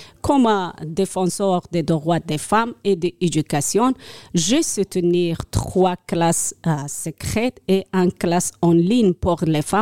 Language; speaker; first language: French; non-native, learner; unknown